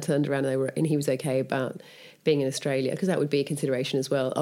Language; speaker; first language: English; native; English